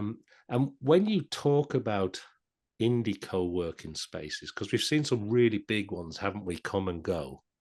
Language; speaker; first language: English; native; English